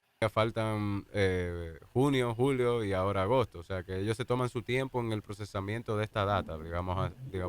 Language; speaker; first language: Spanish; native; Spanish